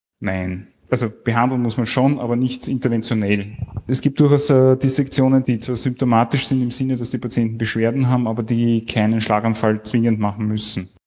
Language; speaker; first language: German; native; German